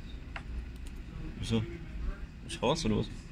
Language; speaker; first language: German; native; German